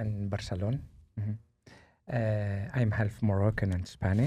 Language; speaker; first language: English; non-native, learner; Spanish